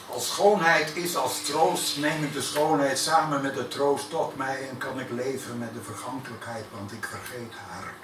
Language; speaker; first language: Dutch; native; Dutch